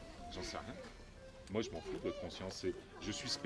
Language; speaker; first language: French; native; French